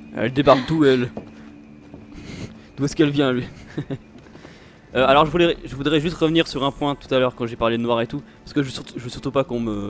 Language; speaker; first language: French; native; French